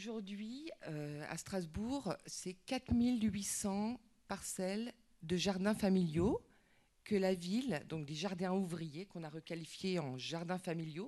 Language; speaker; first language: French; native; French